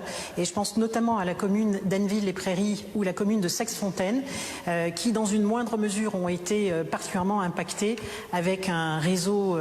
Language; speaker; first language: French; native; French